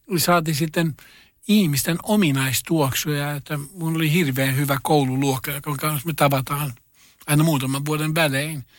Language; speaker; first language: Finnish; non-native, local second language; Swedish